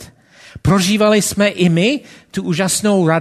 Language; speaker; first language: Czech; non-native, fluent; English